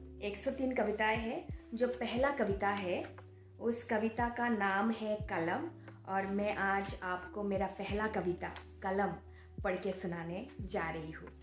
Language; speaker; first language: Hindi; non-native, local second language; Bangla